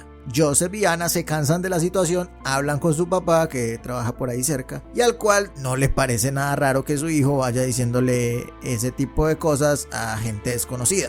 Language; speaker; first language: Spanish; native; Spanish